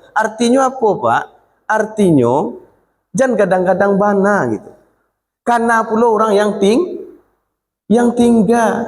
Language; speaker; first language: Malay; non-native, local second language; Minangkabau